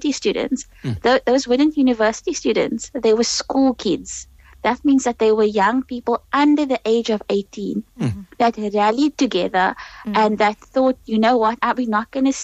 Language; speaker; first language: English; native; English